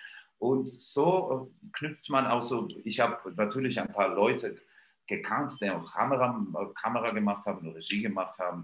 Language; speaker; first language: German; non-native, fluent; Georgian